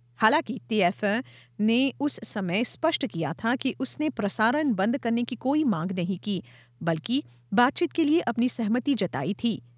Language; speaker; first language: Hindi; non-native, local second language; Morisyen